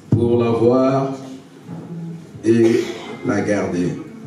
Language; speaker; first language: French; non-native, local second language; Lingala